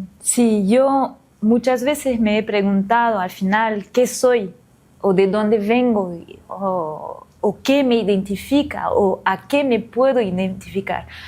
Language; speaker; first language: Spanish; non-native, fluent; French